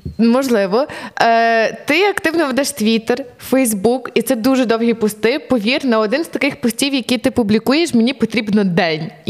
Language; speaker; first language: Ukrainian; native; Ukrainian